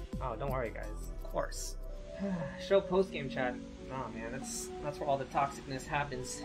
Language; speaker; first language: English; native; English